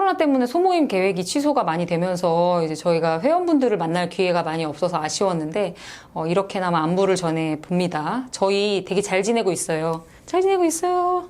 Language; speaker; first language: Korean; native; Korean